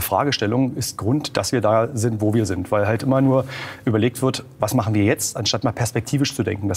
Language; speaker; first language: German; native; German